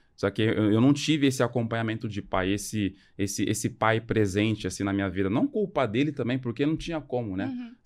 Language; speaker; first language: Portuguese; early bilingual, other home language; French